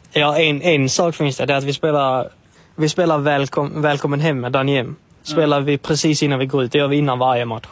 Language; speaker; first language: Swedish; native; Swedish